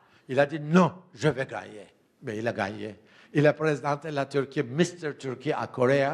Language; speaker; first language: French; non-native, fluent; Turkish